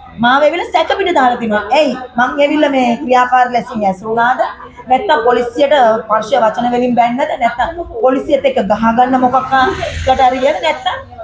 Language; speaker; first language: Sinhala; non-native, local second language; Tamil